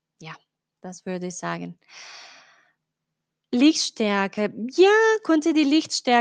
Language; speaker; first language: German; non-native, learner; Spanish